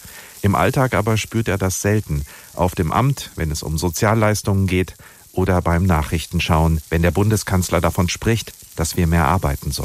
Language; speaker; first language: German; native; German